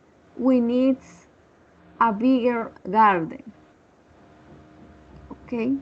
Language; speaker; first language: English; non-native, learner; Spanish